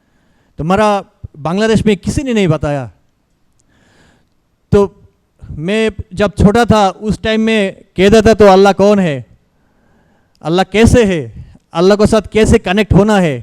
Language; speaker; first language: Hindi; non-native, learner; Bangla